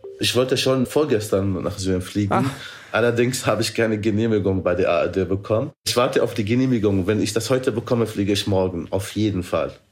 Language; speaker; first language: German; non-native, fluent; Arabic